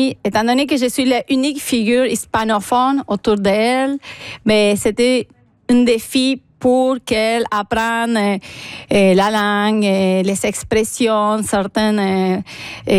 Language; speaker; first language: French; non-native, fluent; Spanish